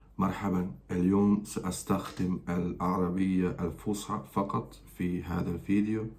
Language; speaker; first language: Arabic; non-native, fluent; Croatian